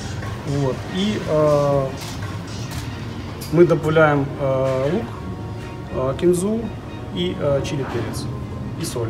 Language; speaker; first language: Russian; native; Russian